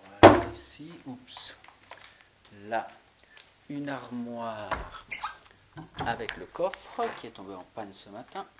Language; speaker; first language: French; native; French